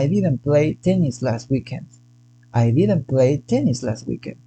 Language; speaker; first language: English; non-native, fluent; Spanish